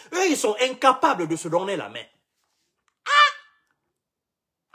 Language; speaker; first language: French; non-native, local second language; Mandingo